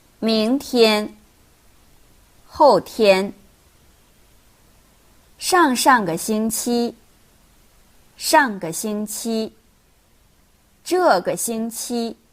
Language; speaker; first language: Chinese; non-native, fluent; Korean